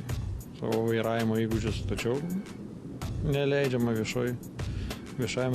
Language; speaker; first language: Lithuanian; native; Lithuanian